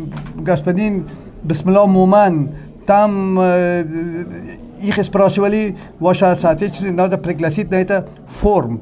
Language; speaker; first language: Russian; non-native, learner; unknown